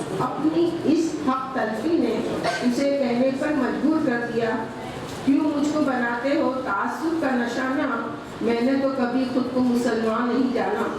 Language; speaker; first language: Urdu; native; Urdu